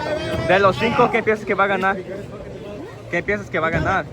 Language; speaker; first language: Spanish; early bilingual, heritage; Spanish